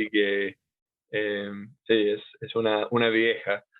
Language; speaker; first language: Spanish; non-native, fluent; English